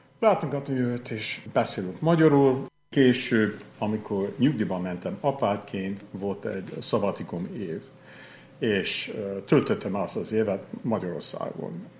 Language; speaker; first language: Hungarian; non-native, fluent; English